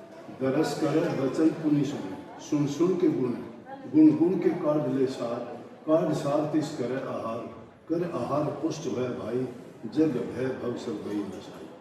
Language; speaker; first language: Hindi; native; Hindi